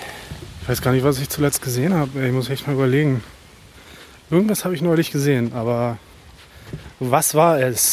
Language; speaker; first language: German; native; German